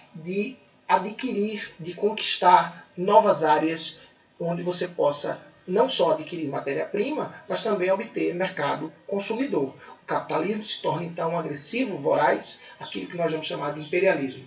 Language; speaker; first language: Portuguese; native; Portuguese